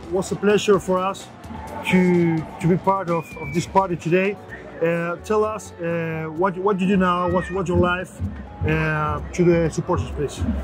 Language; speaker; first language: English; non-native, learner; French